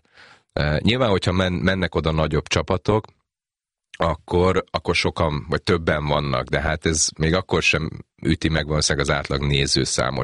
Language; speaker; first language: Hungarian; native; Hungarian